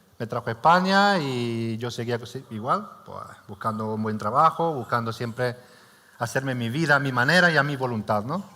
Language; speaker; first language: Spanish; non-native, fluent; Romanian